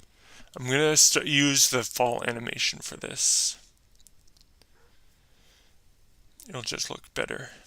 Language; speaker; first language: English; native; English